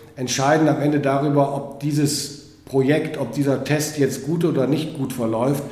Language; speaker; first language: German; native; German